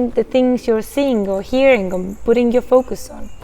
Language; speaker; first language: English; non-native, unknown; Estonian